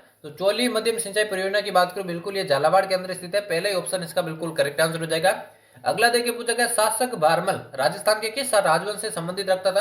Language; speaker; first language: Hindi; native; Hindi